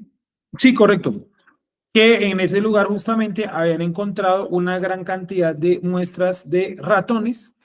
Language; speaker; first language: Spanish; native; Spanish